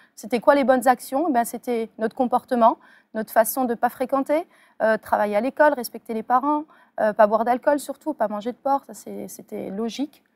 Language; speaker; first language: French; early bilingual, other home language; Arabic